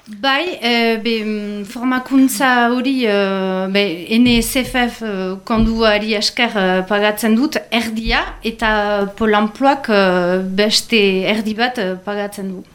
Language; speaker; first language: Basque; non-native, local second language; French